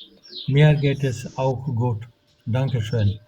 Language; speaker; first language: German; non-native, fluent; Bangla